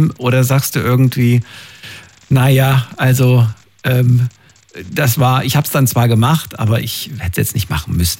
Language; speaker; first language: German; native; German